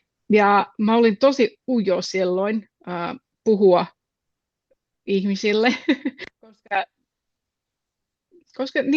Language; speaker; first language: Finnish; non-native, fluent; English